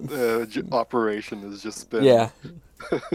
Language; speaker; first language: English; native; English